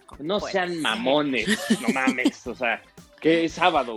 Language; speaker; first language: Spanish; native; Spanish